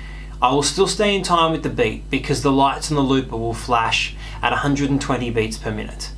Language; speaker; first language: English; native; English